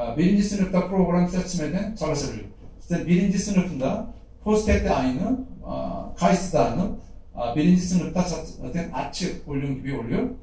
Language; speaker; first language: Turkish; non-native, fluent; Korean